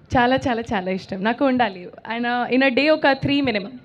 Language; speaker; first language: Telugu; non-native, learner; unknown